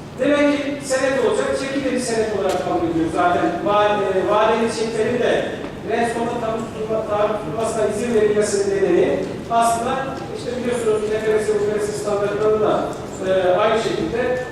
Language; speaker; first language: Turkish; native; Turkish